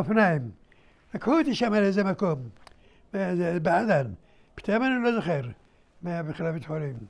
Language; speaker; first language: Hebrew; early bilingual, other home language; Arabic